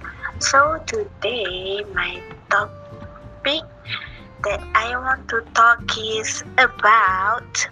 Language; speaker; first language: English; non-native, learner; Malay